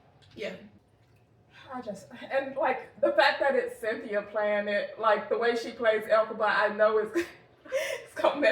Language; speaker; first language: English; native; English